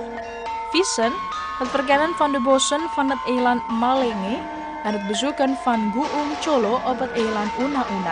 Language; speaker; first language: Dutch; non-native, fluent; Indonesian